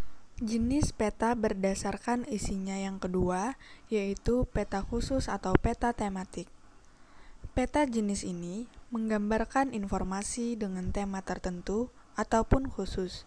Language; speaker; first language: Indonesian; native; Indonesian